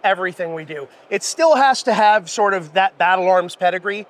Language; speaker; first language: English; native; English